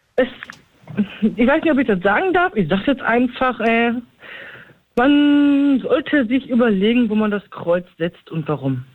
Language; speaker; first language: German; native; German